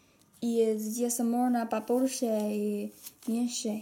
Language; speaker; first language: Russian; non-native, learner; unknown